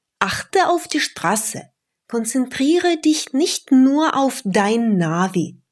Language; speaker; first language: German; non-native, fluent; Russian